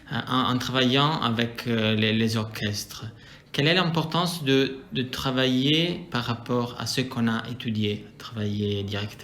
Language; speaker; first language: French; non-native, fluent; Italian